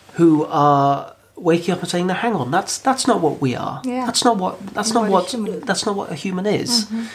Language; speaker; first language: English; native; English